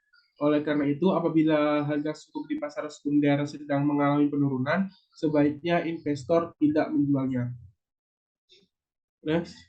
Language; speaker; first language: Indonesian; native; Indonesian